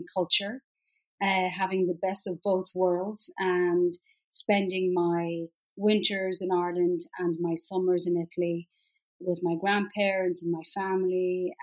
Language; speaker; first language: English; native; English